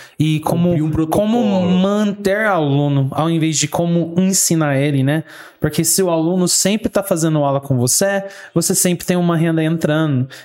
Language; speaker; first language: Portuguese; non-native, fluent; English